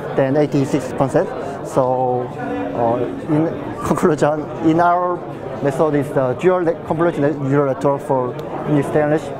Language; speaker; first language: English; non-native, learner; Korean